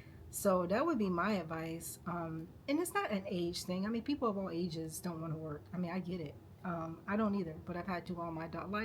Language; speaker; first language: English; native; English